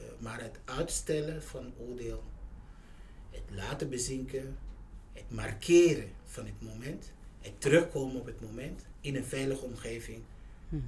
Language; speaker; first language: Dutch; non-native, fluent; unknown